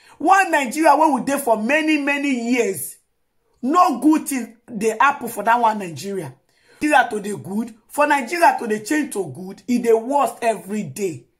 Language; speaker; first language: Nigerian Pidgin; native; Nigerian Pidgin